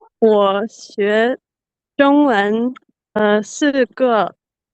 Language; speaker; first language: Chinese; non-native, learner; Finnish